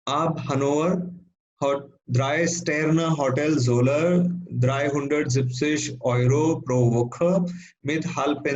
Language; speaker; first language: German; non-native, fluent; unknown